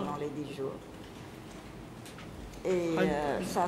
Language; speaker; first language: French; non-native, local second language; Khmer